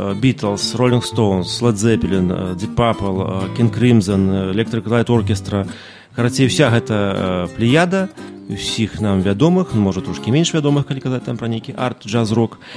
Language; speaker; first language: Belarusian; non-native, local second language; Russian